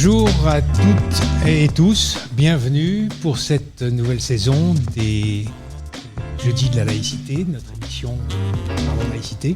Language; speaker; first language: French; native; French